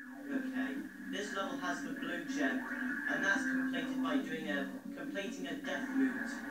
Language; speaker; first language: English; native; English